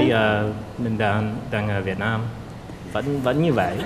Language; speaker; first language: Vietnamese; non-native, fluent; English